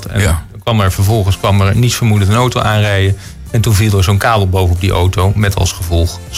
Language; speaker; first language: Dutch; native; Dutch